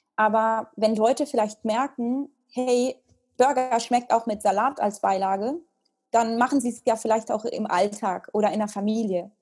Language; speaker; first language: German; early bilingual, heritage; Italian